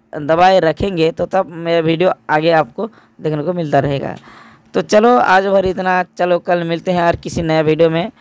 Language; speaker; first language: Hindi; non-native, local second language; Odia